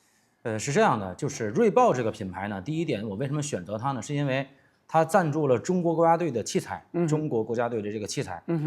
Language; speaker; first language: Chinese; native; Chinese